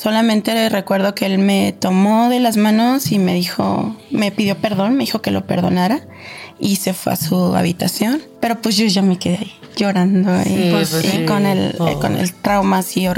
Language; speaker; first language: Spanish; native; Spanish